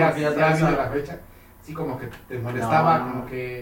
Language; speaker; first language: Spanish; native; Spanish